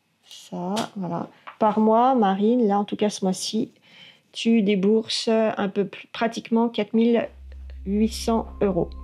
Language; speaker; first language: French; native; French